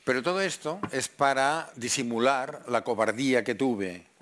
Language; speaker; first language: Spanish; non-native, local second language; Catalan